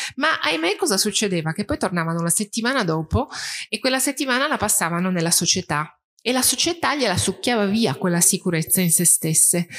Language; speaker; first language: Italian; non-native, fluent; Persian